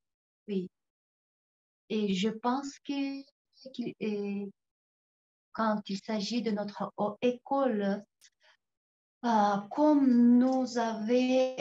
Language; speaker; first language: French; non-native, fluent; Tuvinian